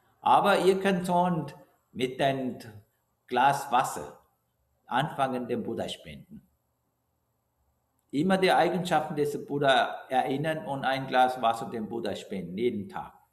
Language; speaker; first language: German; non-native, fluent; Sinhala